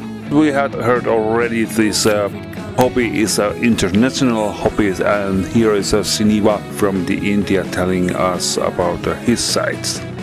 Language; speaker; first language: English; non-native, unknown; Finnish